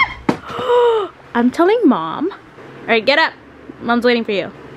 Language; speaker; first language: English; early bilingual, other home language; Spanish